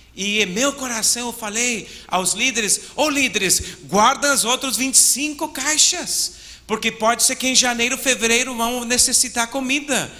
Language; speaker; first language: Portuguese; non-native, fluent; English